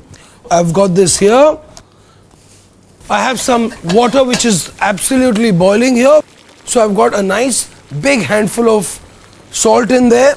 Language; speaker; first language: English; non-native, local second language; Hindi